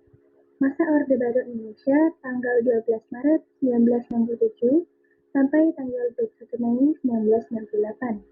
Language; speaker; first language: Indonesian; native; Indonesian